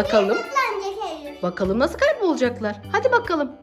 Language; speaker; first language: Turkish; native; Turkish